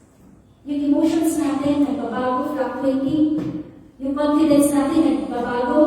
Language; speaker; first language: Filipino; native; Filipino